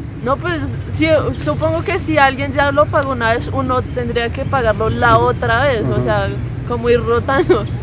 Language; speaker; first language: Spanish; native; Spanish